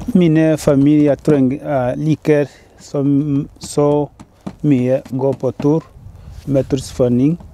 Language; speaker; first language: Norwegian; non-native, learner; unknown